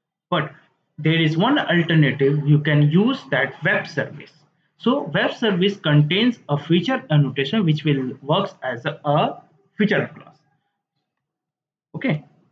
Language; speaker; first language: English; non-native, local second language; Hindi